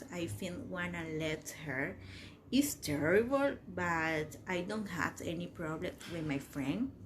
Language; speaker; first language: English; non-native, learner; Spanish